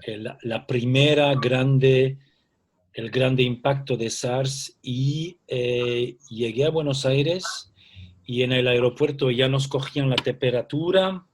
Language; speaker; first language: Spanish; early bilingual, heritage; Spanish